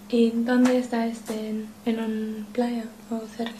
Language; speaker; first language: Spanish; non-native, learner; English